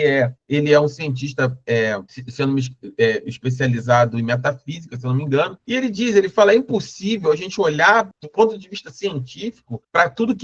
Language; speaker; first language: Portuguese; native; Portuguese